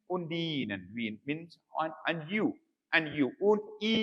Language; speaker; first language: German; non-native, learner; Malayalam